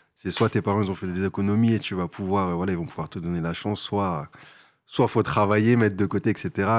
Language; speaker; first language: French; native; French